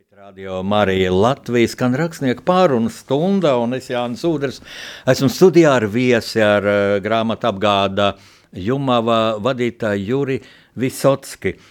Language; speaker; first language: Latvian; native; Latvian